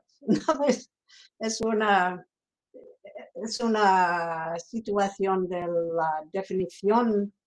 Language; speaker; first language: Spanish; non-native, fluent; English